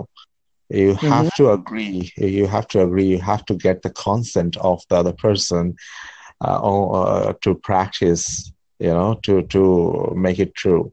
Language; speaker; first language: English; non-native, local second language; Bangla